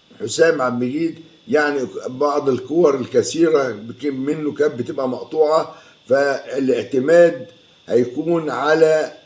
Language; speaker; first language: Arabic; native; Arabic